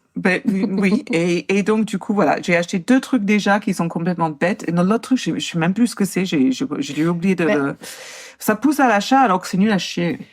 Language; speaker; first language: French; native; French